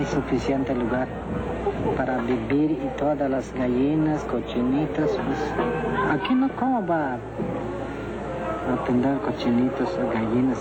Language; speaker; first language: Spanish; non-native, local second language; Yucateco